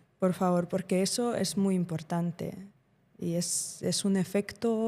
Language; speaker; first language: Spanish; non-native, fluent; Ukrainian